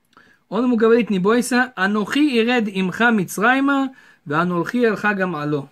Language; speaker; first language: Russian; early bilingual, heritage; Hebrew